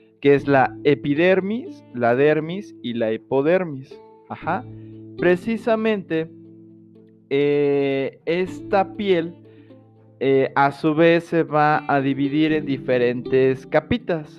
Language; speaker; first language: Spanish; native; Spanish